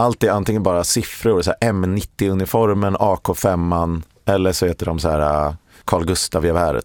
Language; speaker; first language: Swedish; native; Swedish